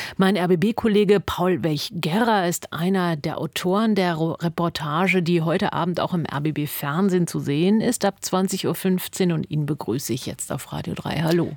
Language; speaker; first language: German; native; German